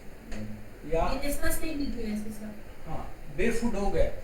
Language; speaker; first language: Hindi; native; Hindi